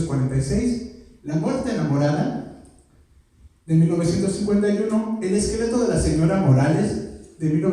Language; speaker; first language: Spanish; native; Spanish